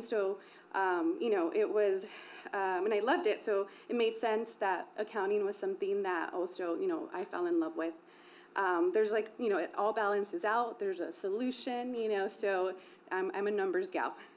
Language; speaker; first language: English; early bilingual, other home language; Spanish